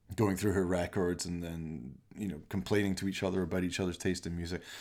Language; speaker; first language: English; native; English